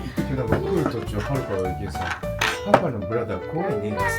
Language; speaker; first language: Japanese; native; Japanese